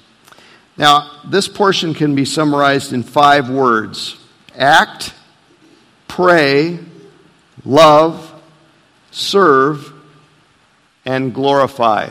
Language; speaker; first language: English; native; English